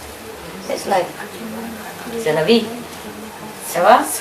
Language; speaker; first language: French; non-native, learner; Vietnamese